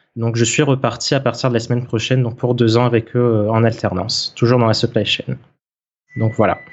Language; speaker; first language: French; native; French